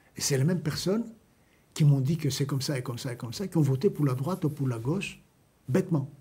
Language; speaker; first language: French; non-native, fluent; Greek